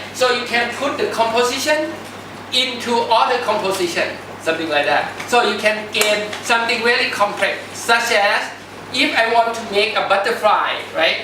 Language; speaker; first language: English; non-native, fluent; Thai